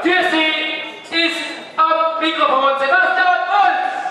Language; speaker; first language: German; native; German